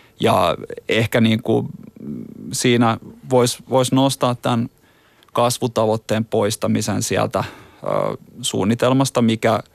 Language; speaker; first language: Finnish; native; Finnish